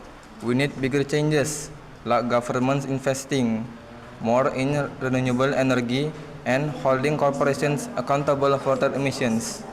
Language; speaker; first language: English; non-native, learner; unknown